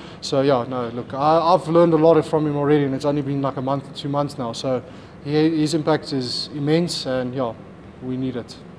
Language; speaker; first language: English; non-native, local second language; Afrikaans